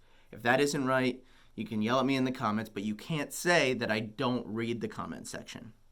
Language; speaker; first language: English; native; English